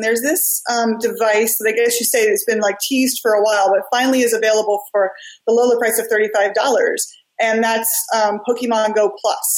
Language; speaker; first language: English; native; English